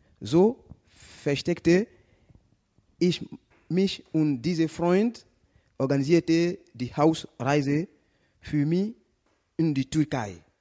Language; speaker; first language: German; non-native, learner; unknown